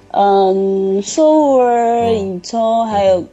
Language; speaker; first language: Korean; non-native, learner; Chinese